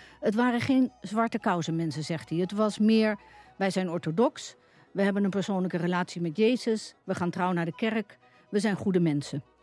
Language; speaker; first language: Dutch; native; Dutch